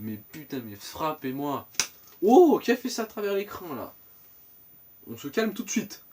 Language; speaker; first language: French; native; French